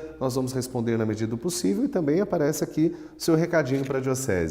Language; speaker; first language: Portuguese; native; Portuguese